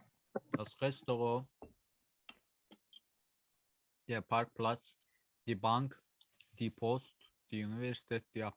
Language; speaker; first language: German; non-native, learner; Azerbaijani